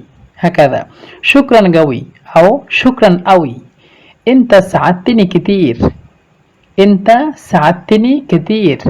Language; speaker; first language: Arabic; non-native, fluent; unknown